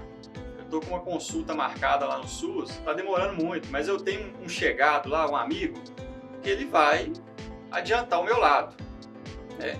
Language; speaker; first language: Portuguese; native; Portuguese